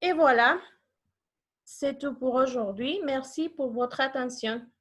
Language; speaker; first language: French; non-native, fluent; Spanish